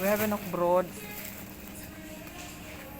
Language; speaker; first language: Dutch; non-native, learner; Filipino